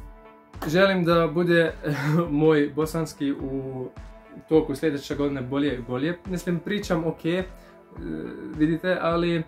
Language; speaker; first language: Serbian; non-native, learner; Arabic